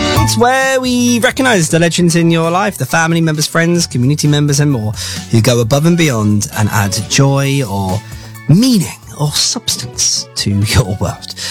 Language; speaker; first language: English; native; English